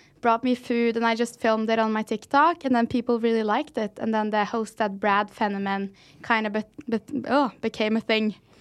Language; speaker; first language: English; non-native, fluent; Norwegian